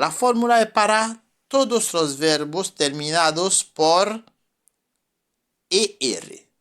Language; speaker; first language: Spanish; non-native, fluent; French